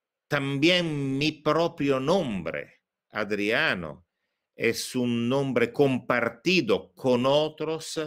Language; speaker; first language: Spanish; non-native, fluent; Italian